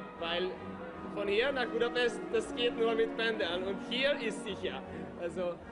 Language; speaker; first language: German; non-native, local second language; Hungarian